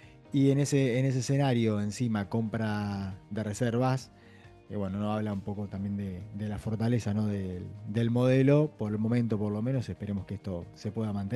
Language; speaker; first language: Spanish; native; Spanish